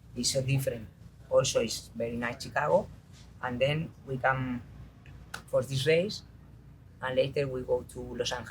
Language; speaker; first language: English; non-native, learner; Spanish